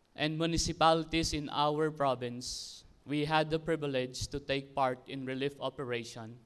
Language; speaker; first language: English; non-native, local second language; Filipino